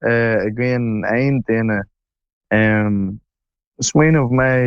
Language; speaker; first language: Irish; non-native, learner; English